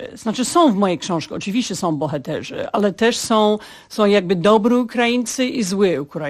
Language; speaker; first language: Polish; non-native, fluent; English